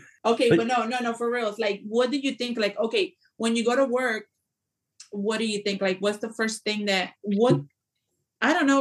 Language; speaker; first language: English; early bilingual, other home language; Spanish